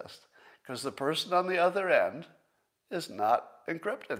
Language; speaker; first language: English; native; English